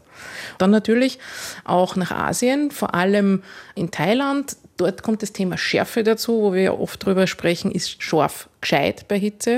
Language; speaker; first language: German; native; German